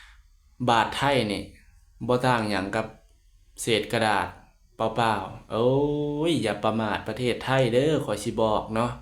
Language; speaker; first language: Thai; non-native, local second language; Lao